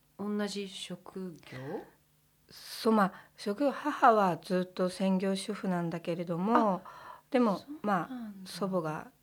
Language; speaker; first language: Japanese; native; Japanese